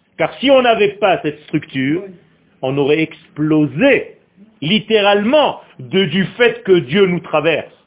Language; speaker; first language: French; non-native, fluent; Hebrew